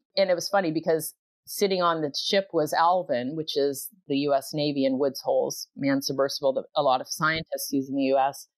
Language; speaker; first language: English; native; English